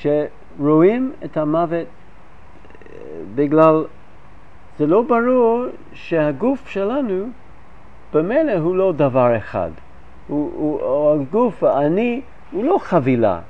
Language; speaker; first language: Hebrew; non-native, fluent; English